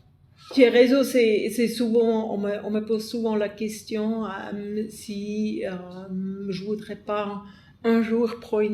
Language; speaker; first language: French; non-native, fluent; German